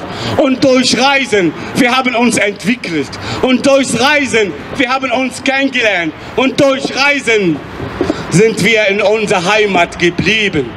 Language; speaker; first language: German; non-native, fluent; Arabic